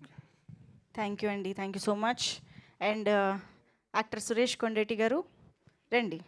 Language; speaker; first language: Telugu; native; Telugu